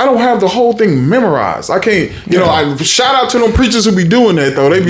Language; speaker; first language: English; native; English